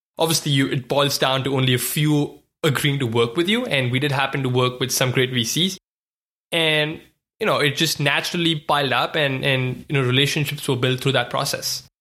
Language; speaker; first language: English; non-native, local second language; Hindi